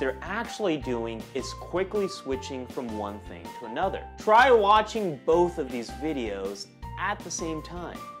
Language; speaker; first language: English; native; English